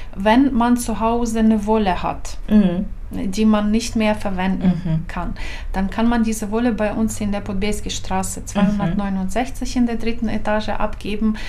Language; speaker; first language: German; non-native, fluent; Ukrainian